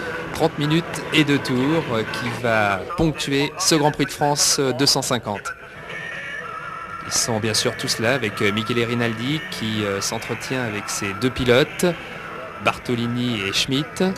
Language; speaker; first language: French; native; French